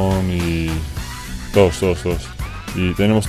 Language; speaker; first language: Spanish; non-native, fluent; Georgian